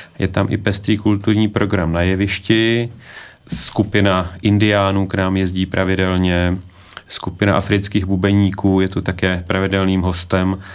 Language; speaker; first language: Czech; native; Czech